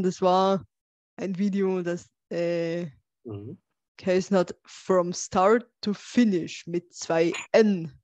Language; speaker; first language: German; non-native, fluent; Bulgarian